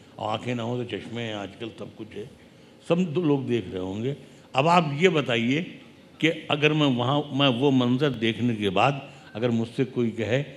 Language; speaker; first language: Hindi; native; Hindi